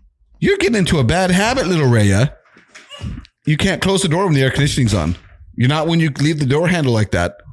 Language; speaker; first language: English; native; English